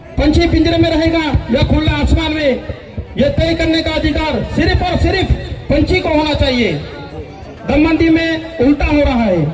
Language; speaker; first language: Hindi; non-native, local second language; Gujarati